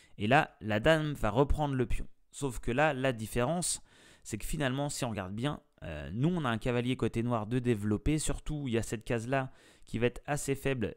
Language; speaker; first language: French; native; French